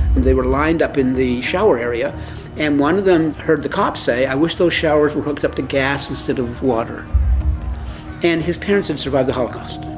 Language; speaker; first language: English; native; English